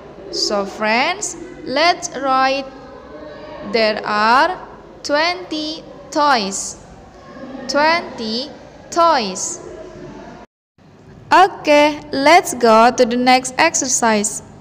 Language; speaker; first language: English; non-native, fluent; Indonesian